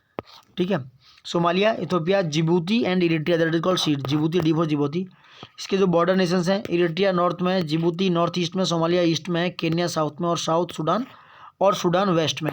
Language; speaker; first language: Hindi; native; Hindi